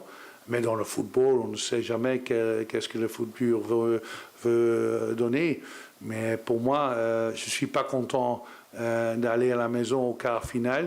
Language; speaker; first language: French; non-native, learner; Dutch